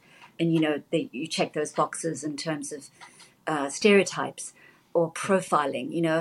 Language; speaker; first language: English; native; English